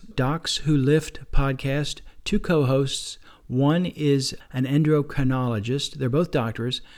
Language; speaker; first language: English; native; English